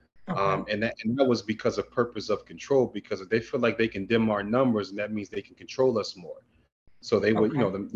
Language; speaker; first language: English; native; English